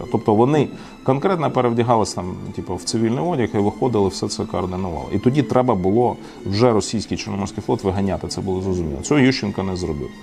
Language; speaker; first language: Ukrainian; native; Ukrainian